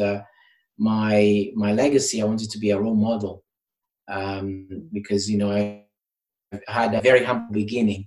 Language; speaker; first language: English; non-native, fluent; Portuguese